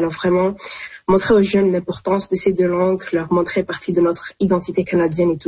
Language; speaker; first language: French; early bilingual, other home language; Arabic